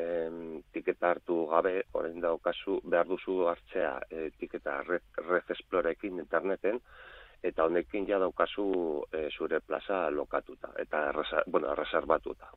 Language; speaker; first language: Basque; non-native, local second language; Spanish